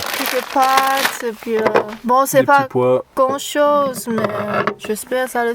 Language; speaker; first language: French; non-native, learner; Chinese